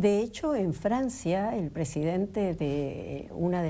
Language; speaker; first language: Spanish; native; Spanish